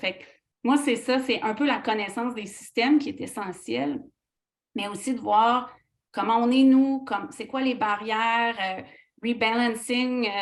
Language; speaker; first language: French; native; French